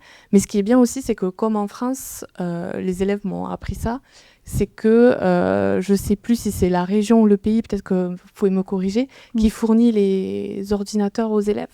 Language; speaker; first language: French; native; French